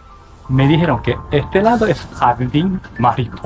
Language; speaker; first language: Spanish; non-native, learner; Japanese